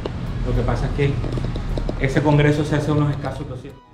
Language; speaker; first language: Spanish; native; Spanish